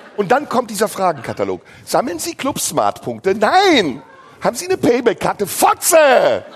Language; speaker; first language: German; early bilingual, other home language; Turkish